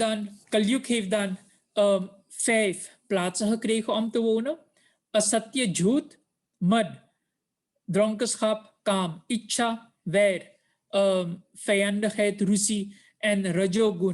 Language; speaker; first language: Dutch; non-native, local second language; Caribbean Hindustani